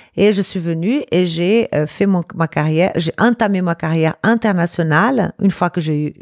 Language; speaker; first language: French; non-native, fluent; Portuguese